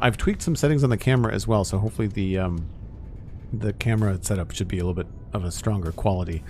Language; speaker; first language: English; native; English